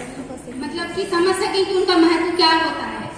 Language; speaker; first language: Hindi; native; Hindi